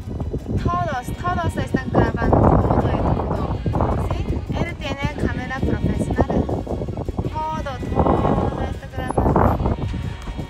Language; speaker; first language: Spanish; non-native, learner; Japanese